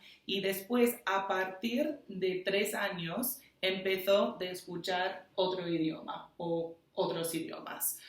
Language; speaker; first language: Spanish; non-native, fluent; English